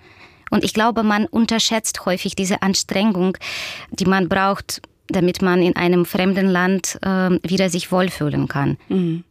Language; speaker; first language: German; non-native, fluent; Russian